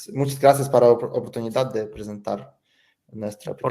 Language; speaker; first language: Spanish; non-native, learner; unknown